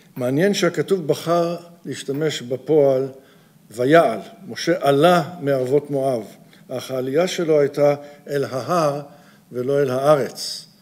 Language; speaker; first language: Hebrew; early bilingual, other home language; English